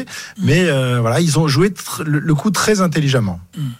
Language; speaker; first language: French; native; French